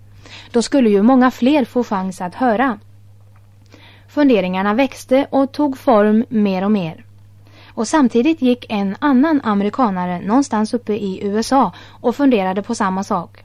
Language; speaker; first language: Swedish; native; Swedish